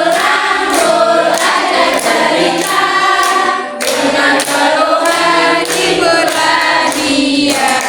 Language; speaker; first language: Indonesian; native; Indonesian